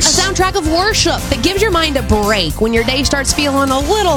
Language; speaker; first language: English; native; English